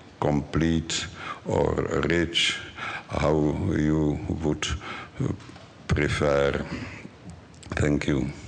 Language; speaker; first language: English; non-native, learner; Czech